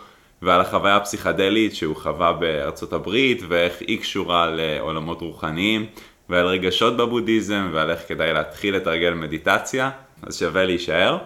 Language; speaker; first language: Hebrew; native; Hebrew